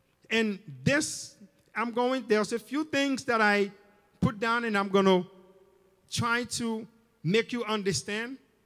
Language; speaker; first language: English; non-native, fluent; Haitian Creole